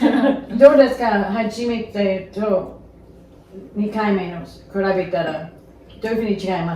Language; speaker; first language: Japanese; non-native, fluent; Portuguese